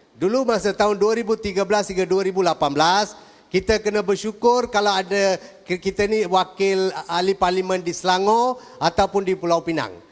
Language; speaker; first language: Malay; non-native, local second language; Tamil